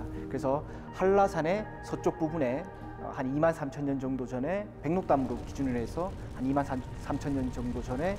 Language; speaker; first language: Korean; native; Korean